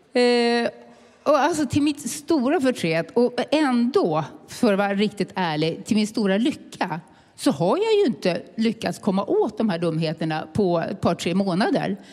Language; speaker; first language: Swedish; native; Swedish